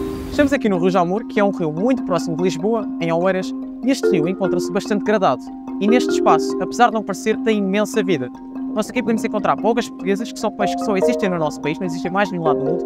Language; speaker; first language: Portuguese; native; Portuguese